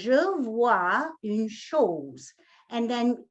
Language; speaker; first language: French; non-native, fluent; English